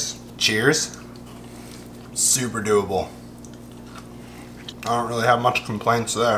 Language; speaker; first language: English; native; English